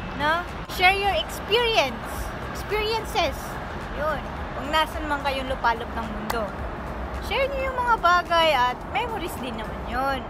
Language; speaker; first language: Filipino; native; Filipino